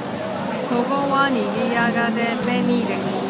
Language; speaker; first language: Japanese; non-native, learner; Cantonese